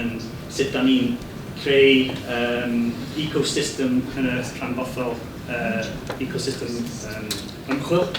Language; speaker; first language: Welsh; non-native, learner; English